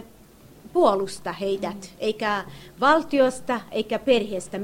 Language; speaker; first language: Finnish; non-native, learner; Kurdish